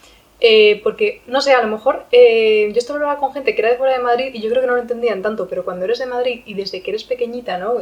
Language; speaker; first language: Spanish; native; Spanish